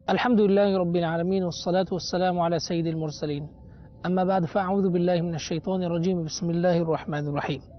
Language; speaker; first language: Arabic; native; Arabic